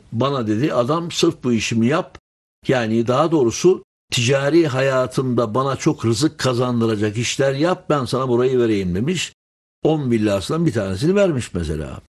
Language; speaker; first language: Turkish; native; Turkish